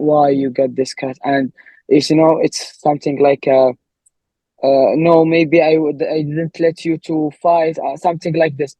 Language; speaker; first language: English; non-native, learner; Arabic